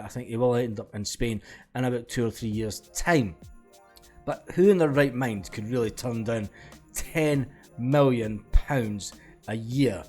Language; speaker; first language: English; native; English